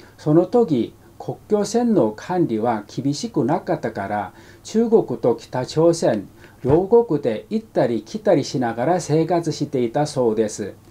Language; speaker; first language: Japanese; non-native, fluent; Korean